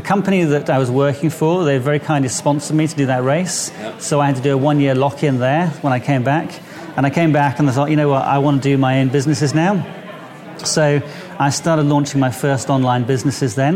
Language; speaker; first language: English; native; English